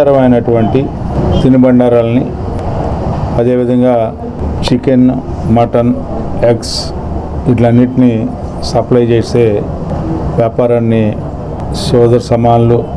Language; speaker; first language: Telugu; native; Telugu